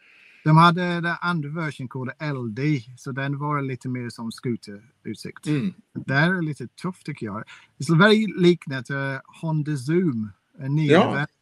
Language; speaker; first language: Swedish; non-native, fluent; English